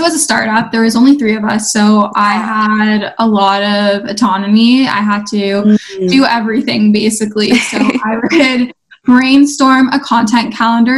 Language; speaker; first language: English; native; English